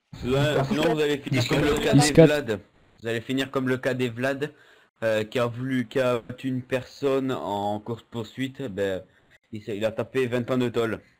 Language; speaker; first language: French; native; French